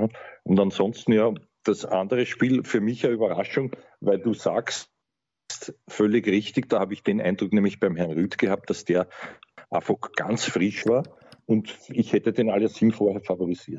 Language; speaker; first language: German; native; German